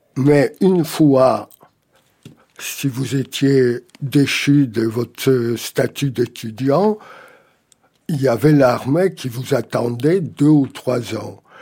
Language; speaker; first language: French; non-native, fluent; Polish